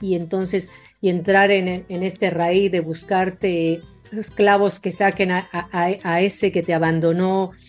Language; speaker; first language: Spanish; native; Spanish